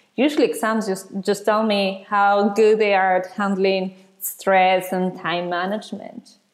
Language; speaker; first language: English; non-native, fluent; Spanish